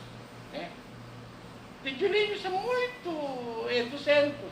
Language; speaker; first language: Portuguese; non-native, learner; Filipino